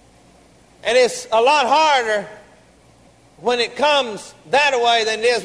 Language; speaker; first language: English; native; English